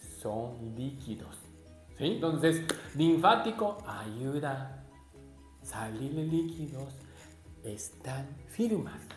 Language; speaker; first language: Spanish; non-native, learner; Japanese